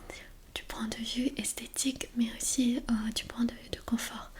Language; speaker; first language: French; non-native, fluent; Armenian